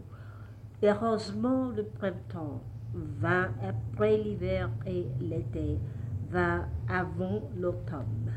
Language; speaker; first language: French; non-native, learner; English